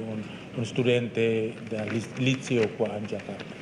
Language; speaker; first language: Italian; non-native, learner; Indonesian